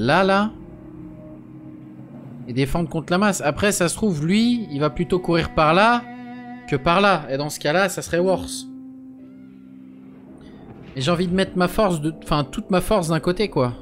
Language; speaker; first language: French; native; French